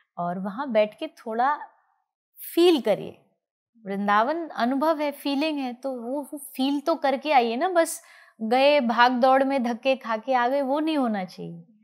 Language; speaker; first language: Hindi; native; Hindi